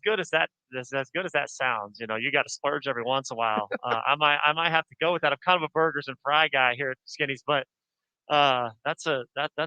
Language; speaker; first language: English; native; English